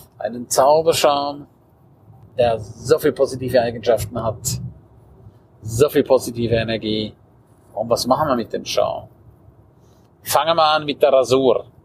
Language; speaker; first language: German; non-native, local second language; Romansh